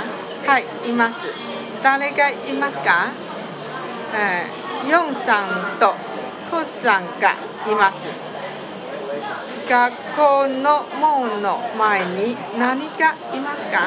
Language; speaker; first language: Japanese; non-native, learner; Chinese